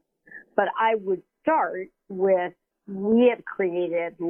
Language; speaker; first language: English; native; English